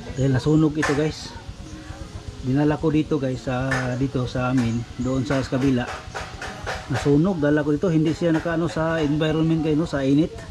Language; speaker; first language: Filipino; non-native, local second language; Cebuano